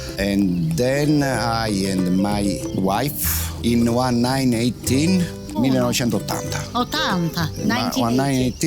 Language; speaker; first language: English; non-native, learner; Italian